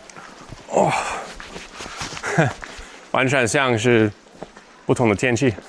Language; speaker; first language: Chinese; non-native, fluent; English